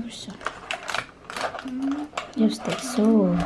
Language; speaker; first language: Swedish; non-native, learner; Cebuano